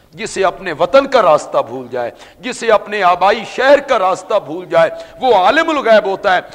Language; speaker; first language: Urdu; non-native, local second language; Punjabi